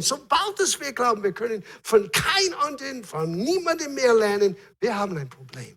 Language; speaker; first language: German; non-native, fluent; English